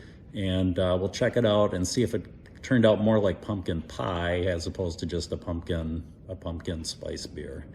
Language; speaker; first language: English; native; English